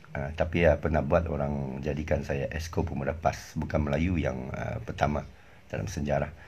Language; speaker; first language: Malay; non-native, local second language; English